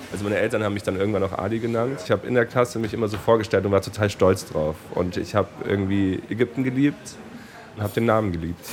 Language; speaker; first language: German; native; German